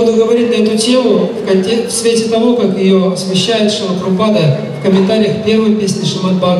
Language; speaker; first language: Russian; native; Russian